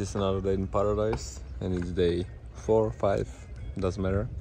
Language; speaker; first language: English; non-native, fluent; Bulgarian